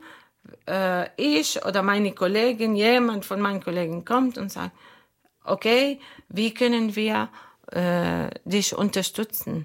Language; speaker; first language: German; non-native, learner; Arabic